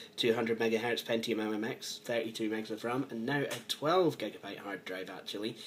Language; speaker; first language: English; native; English